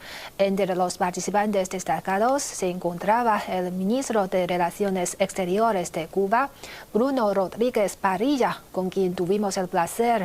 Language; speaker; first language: Spanish; non-native, fluent; Chinese